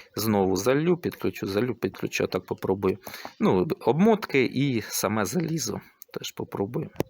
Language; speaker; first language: Ukrainian; native; Ukrainian